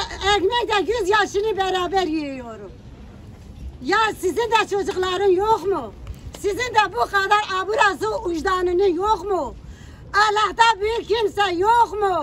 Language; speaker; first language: Turkish; non-native, local second language; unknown